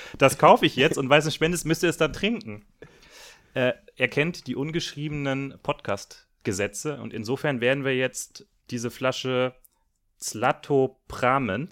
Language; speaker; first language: German; native; German